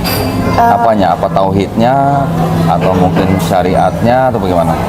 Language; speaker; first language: Indonesian; native; Indonesian